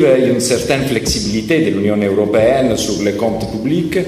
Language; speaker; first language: French; non-native, learner; Italian